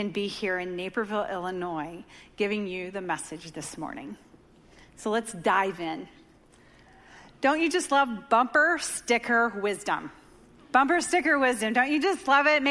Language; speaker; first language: English; native; English